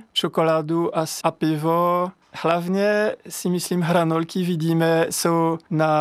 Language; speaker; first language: Czech; non-native, learner; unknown